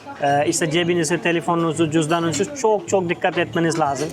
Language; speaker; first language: Turkish; non-native, fluent; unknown